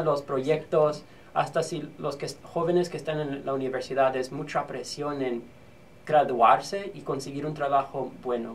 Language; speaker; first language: Spanish; early bilingual, heritage; Spanish